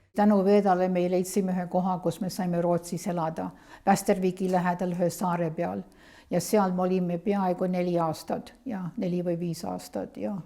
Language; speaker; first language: Estonian; early bilingual, heritage; Estonian